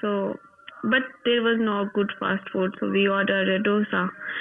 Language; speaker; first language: English; non-native, local second language; Hindi